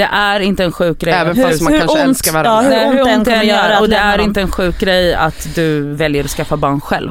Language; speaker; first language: Swedish; native; Swedish